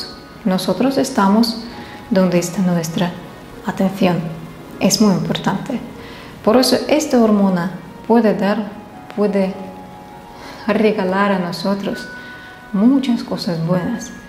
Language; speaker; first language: Spanish; non-native, fluent; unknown